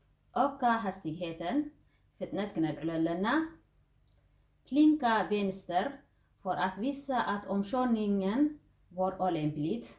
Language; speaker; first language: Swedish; non-native, fluent; Tigrinya